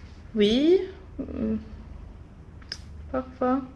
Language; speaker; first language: French; non-native, learner; Swedish